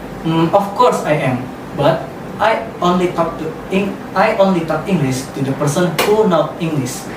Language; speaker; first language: English; non-native, learner; Indonesian